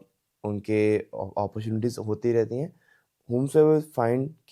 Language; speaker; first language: Hindi; native; Hindi